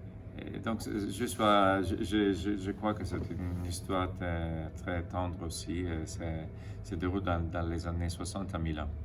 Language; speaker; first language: French; non-native, fluent; Italian